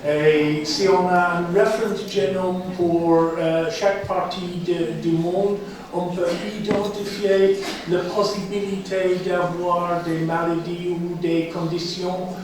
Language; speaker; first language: French; non-native, fluent; English